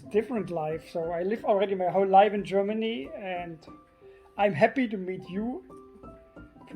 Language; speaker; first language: English; non-native, fluent; German